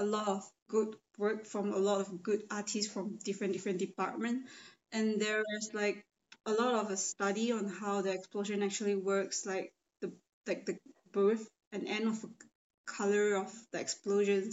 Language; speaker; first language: English; non-native, local second language; Chinese